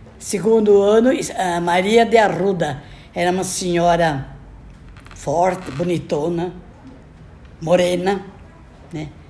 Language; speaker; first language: Portuguese; native; Portuguese